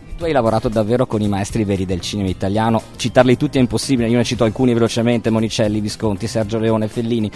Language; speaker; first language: Italian; native; Italian